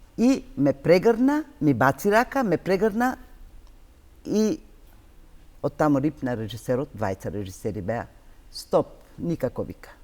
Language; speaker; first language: Macedonian; non-native, local second language; Turkish